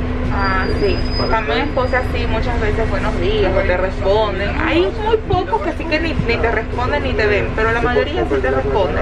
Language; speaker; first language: Spanish; native; Spanish